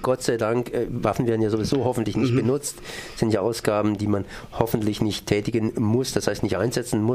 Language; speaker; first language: German; native; German